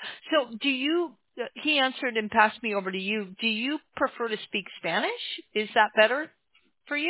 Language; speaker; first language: English; native; English